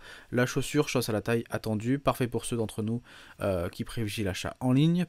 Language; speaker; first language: French; native; French